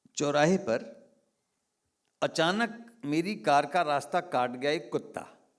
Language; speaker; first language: Hindi; native; Hindi